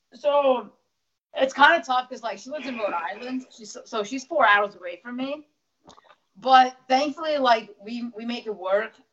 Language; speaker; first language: English; early bilingual, other home language; Russian